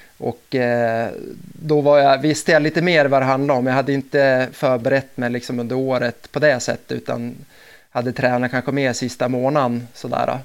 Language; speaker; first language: Swedish; native; Swedish